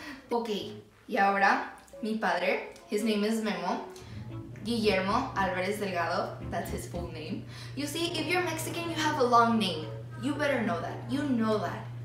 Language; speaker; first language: English; early bilingual, other home language; Spanish